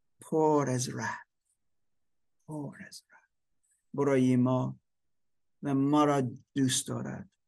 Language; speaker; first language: Persian; non-native, learner; German